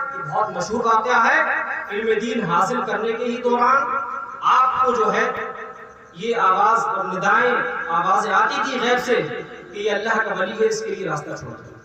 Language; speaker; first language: Urdu; native; Urdu